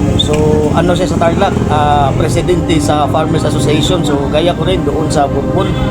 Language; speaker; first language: Filipino; non-native, local second language; Cebuano